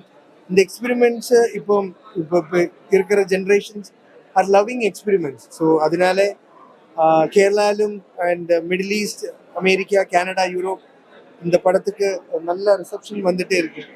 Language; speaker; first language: Tamil; non-native, learner; Malayalam